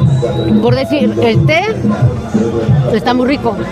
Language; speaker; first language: Spanish; native; Spanish